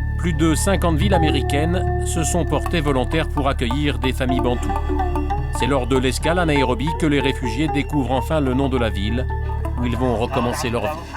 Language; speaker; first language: French; native; French